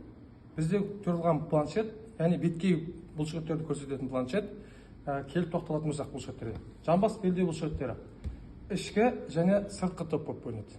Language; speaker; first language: Kazakh; native; Kazakh